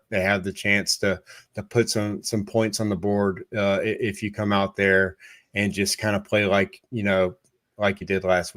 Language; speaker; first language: English; native; English